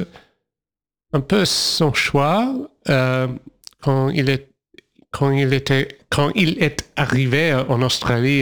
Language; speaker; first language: French; non-native, fluent; English